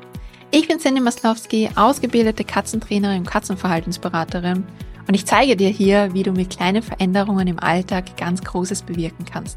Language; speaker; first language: German; native; German